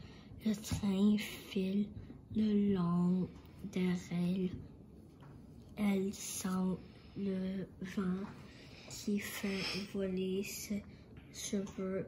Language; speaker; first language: French; non-native, learner; English